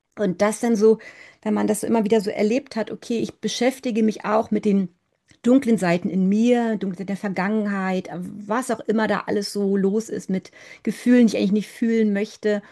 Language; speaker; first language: German; native; German